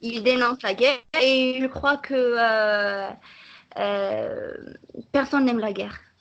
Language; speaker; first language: French; non-native, local second language; Arabic